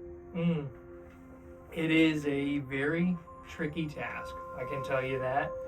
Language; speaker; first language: English; native; English